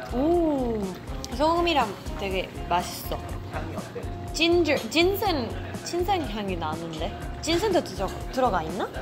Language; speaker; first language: Korean; non-native, fluent; Spanish